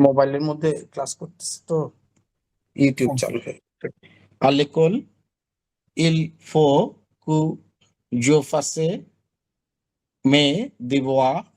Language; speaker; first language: French; non-native, learner; Bangla